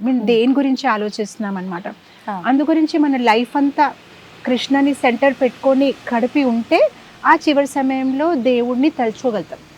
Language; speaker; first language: Telugu; non-native, fluent; Gujarati